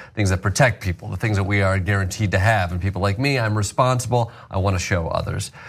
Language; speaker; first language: English; native; English